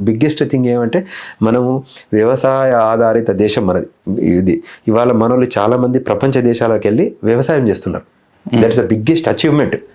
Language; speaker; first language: Telugu; native; Telugu